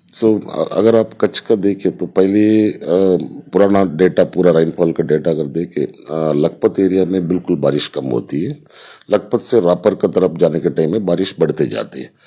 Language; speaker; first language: Hindi; non-native, local second language; Gujarati